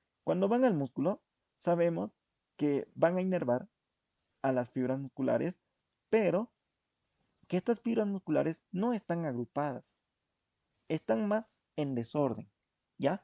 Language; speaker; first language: Spanish; native; Spanish